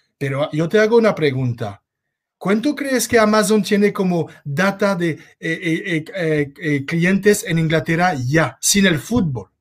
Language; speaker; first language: Spanish; non-native, fluent; French